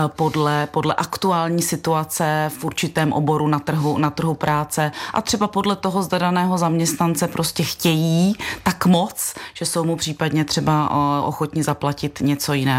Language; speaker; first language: Czech; native; Czech